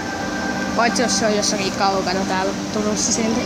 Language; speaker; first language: Finnish; native; Finnish